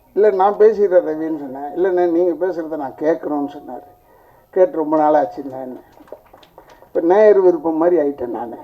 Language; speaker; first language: Tamil; non-native, local second language; Telugu